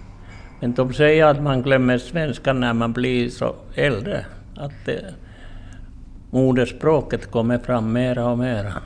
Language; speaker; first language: Swedish; non-native, learner; Finnish